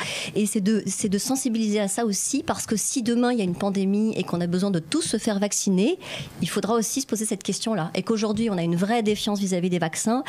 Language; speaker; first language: French; native; French